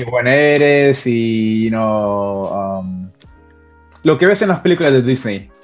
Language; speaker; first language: Spanish; early bilingual, heritage; Spanish